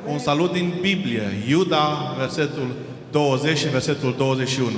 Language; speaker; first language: Romanian; non-native, fluent; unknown